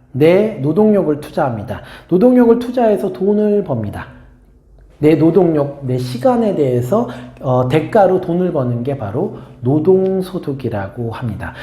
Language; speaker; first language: Korean; native; Korean